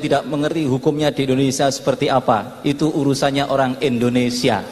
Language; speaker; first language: Indonesian; native; Indonesian